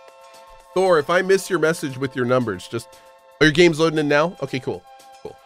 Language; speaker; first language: English; native; English